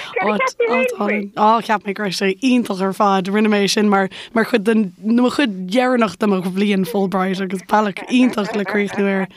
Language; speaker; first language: Irish; native; Irish